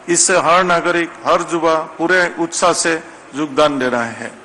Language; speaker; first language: Hindi; non-native, local second language; Assamese